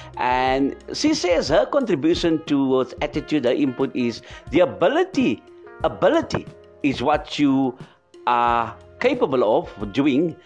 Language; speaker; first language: English; non-native, local second language; Afrikaans